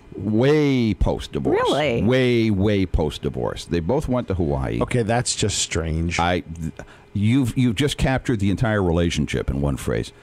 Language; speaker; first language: English; native; English